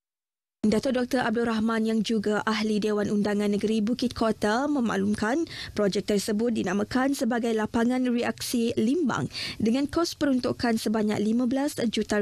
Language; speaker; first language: Malay; native; Malay